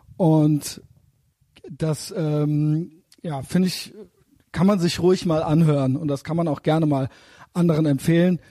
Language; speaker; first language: German; native; German